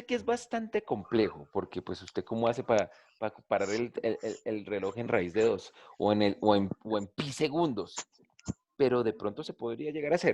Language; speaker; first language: Spanish; native; Spanish